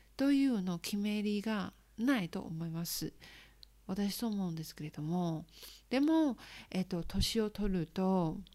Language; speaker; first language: Japanese; non-native, learner; Chinese